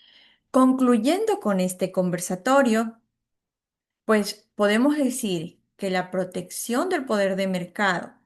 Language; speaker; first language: Spanish; native; Spanish